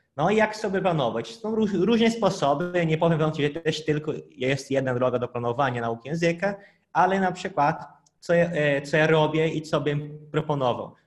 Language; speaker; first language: Polish; non-native, fluent; Portuguese